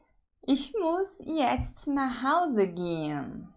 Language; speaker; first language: German; non-native, fluent; Portuguese